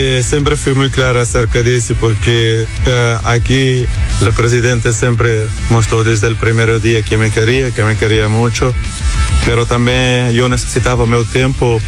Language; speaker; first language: Spanish; non-native, learner; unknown